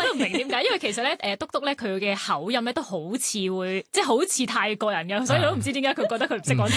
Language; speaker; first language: Cantonese; early bilingual, other home language; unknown